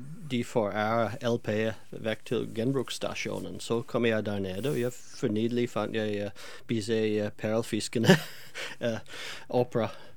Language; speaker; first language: Danish; non-native, fluent; English